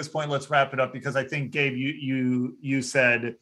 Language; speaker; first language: English; native; English